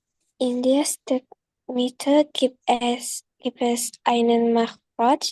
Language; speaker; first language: German; non-native, learner; Indonesian